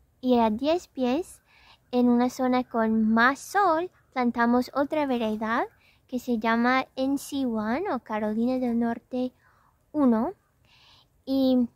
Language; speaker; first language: Spanish; non-native, fluent; English